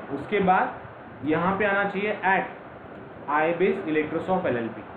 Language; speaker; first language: Hindi; non-native, local second language; Marathi